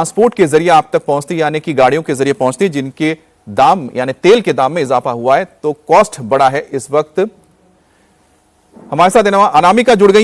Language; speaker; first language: Hindi; native; Hindi